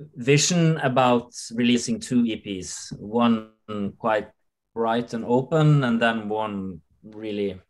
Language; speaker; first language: English; non-native, fluent; Norwegian